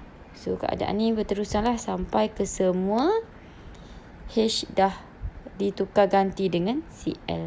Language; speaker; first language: Malay; native; Malay